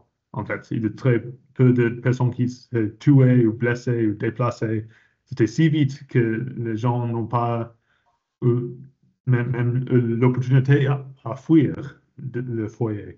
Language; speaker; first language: French; non-native, fluent; English